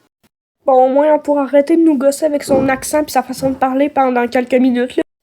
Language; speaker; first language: French; native; French